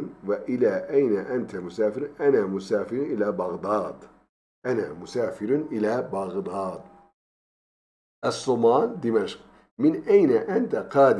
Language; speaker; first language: Arabic; non-native, fluent; Turkish